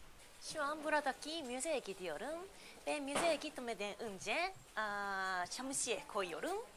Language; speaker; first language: Turkish; non-native, learner; Japanese